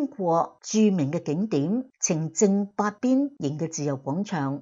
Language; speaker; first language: Chinese; non-native, local second language; Cantonese